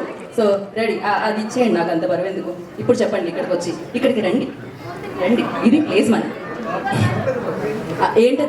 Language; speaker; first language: Telugu; native; Telugu